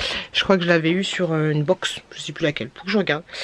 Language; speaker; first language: French; native; French